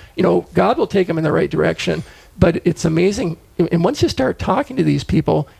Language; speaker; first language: English; native; English